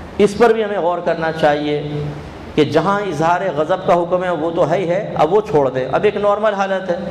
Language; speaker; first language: Urdu; native; Urdu